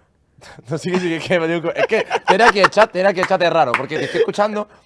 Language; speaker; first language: Spanish; native; Spanish